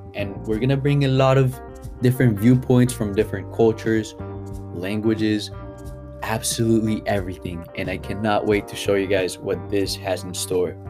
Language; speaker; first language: English; early bilingual, other home language; Spanish